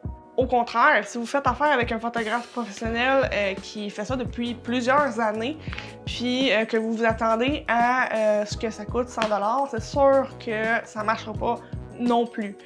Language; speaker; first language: French; native; French